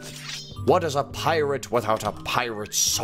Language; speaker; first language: English; native; English